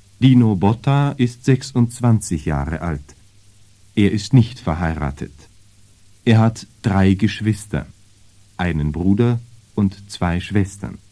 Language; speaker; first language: German; native; German